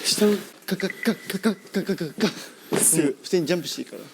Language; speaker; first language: Japanese; native; Japanese